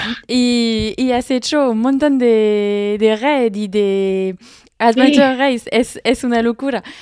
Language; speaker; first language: Spanish; non-native, learner; French